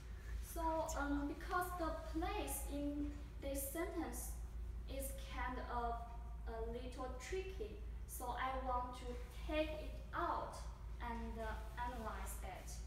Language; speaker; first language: English; non-native, fluent; Chinese